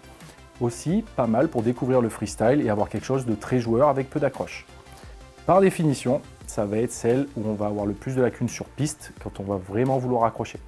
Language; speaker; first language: French; native; French